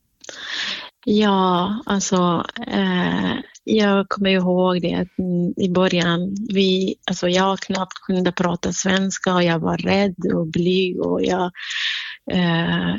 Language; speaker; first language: Swedish; non-native, fluent; Central Kurdish